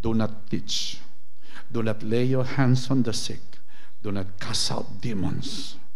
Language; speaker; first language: English; non-native, local second language; Filipino